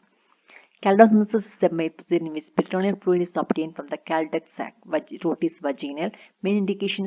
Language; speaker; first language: English; non-native, local second language; Malayalam